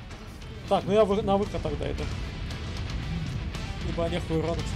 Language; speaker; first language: Russian; native; Russian